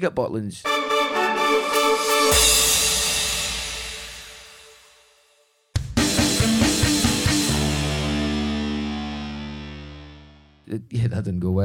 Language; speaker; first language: English; native; English